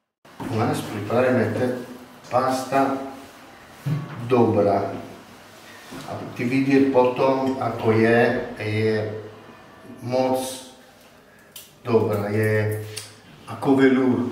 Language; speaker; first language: Czech; non-native, learner; Italian